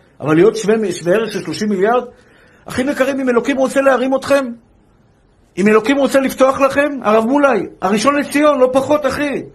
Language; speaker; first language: Hebrew; native; Hebrew